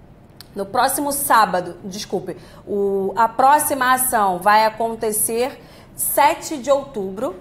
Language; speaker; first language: Portuguese; native; Portuguese